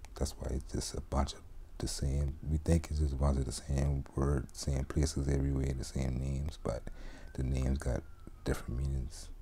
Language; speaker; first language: English; native; English